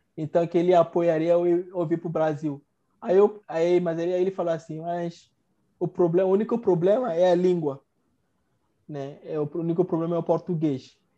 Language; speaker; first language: Portuguese; non-native, fluent; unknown